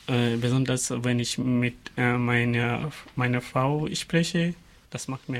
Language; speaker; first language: German; non-native, learner; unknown